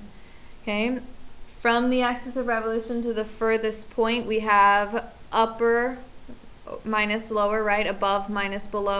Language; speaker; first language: English; native; English